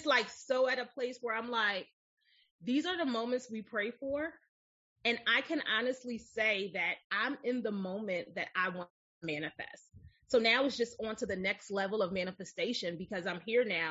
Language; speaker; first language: English; native; English